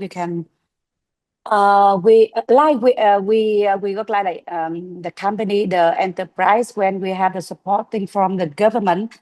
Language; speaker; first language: English; non-native, learner; Vietnamese